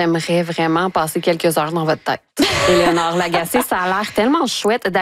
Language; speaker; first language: French; native; French